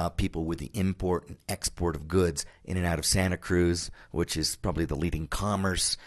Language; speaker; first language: English; native; English